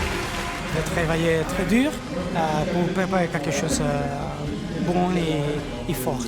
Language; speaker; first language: French; non-native, fluent; Italian